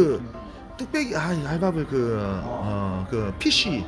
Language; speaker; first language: Korean; native; Korean